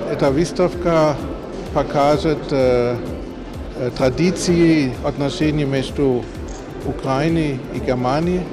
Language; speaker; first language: Ukrainian; non-native, learner; German